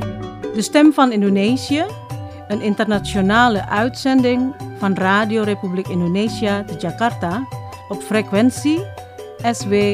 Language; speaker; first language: Dutch; non-native, fluent; Indonesian